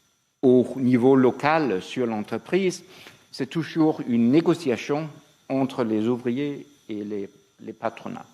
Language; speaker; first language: French; non-native, fluent; Danish